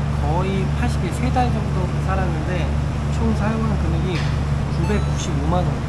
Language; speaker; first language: Korean; native; Korean